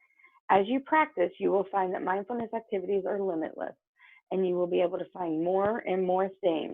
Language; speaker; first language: English; native; English